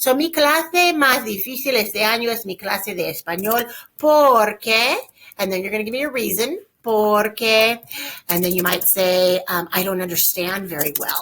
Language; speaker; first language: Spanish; non-native, fluent; English